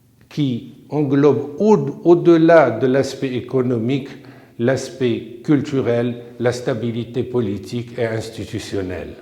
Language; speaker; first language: French; non-native, local second language; Arabic